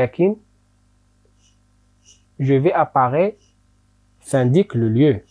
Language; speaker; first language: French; non-native, local second language; Arabic